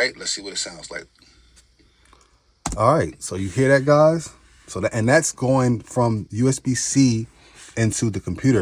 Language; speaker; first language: English; native; English